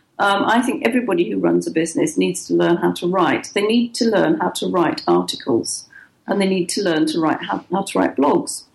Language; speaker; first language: English; native; English